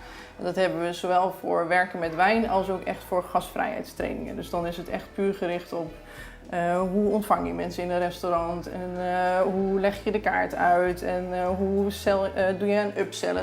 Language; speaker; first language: Dutch; native; Dutch